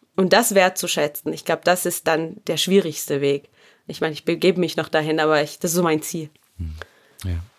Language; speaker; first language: German; early bilingual, other home language; Arabic